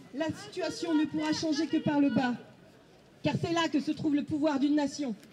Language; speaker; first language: French; native; French